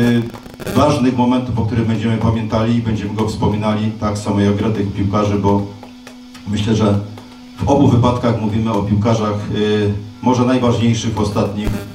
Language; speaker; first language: Polish; native; Polish